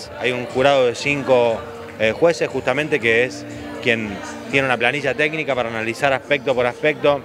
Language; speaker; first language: Spanish; native; Spanish